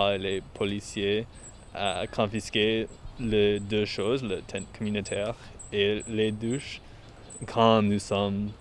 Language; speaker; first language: French; non-native, learner; English